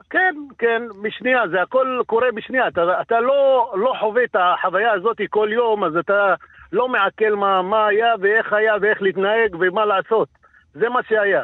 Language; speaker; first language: Hebrew; non-native, local second language; Arabic